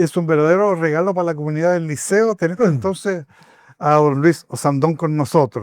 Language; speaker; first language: Spanish; native; Spanish